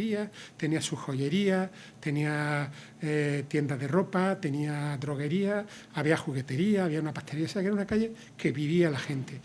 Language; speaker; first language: Spanish; native; Spanish